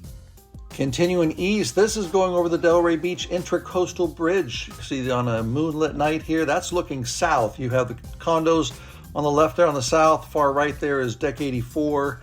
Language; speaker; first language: English; native; English